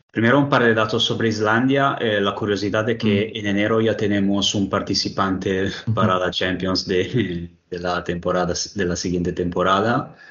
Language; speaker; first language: Spanish; non-native, fluent; Italian